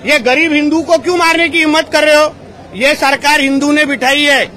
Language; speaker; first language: Hindi; non-native, local second language; Marathi